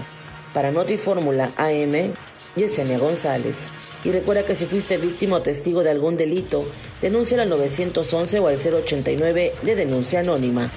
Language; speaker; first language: Spanish; native; Spanish